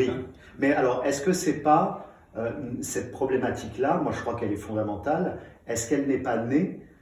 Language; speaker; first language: French; native; French